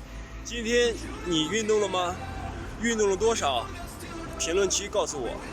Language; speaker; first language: Chinese; native; Chinese